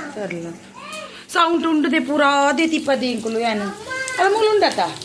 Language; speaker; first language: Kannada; non-native, local second language; Tulu